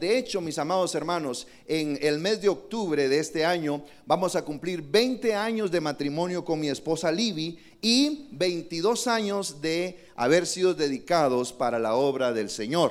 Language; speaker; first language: Spanish; native; Spanish